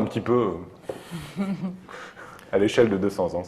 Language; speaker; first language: French; native; French